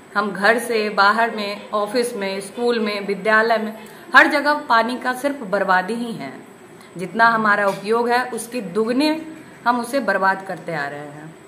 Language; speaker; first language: Hindi; native; Hindi